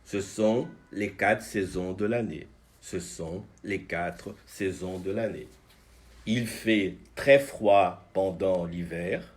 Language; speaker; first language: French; non-native, fluent; Portuguese